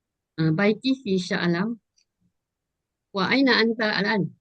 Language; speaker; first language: Arabic; non-native, learner; Malay